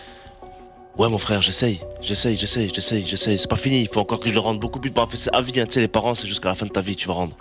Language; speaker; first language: French; native; French